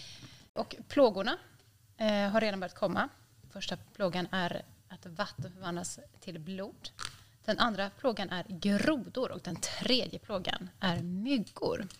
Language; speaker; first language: Swedish; native; Swedish